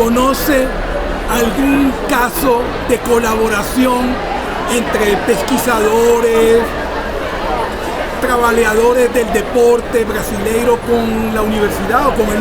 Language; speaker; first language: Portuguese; non-native, fluent; Spanish